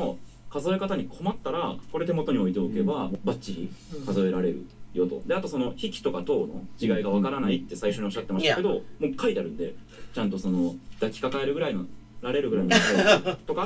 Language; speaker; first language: Japanese; native; Japanese